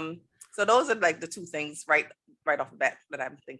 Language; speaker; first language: English; native; English